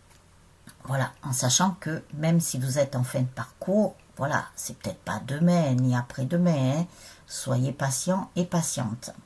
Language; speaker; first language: French; native; French